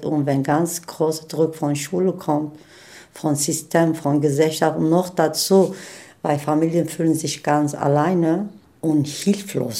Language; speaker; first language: German; non-native, learner; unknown